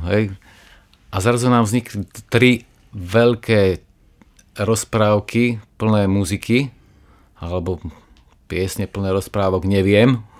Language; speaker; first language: Slovak; native; Slovak